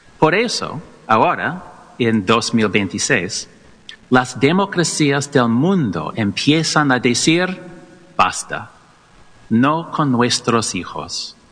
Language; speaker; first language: Spanish; non-native, learner; English